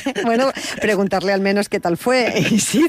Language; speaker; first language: Spanish; native; Spanish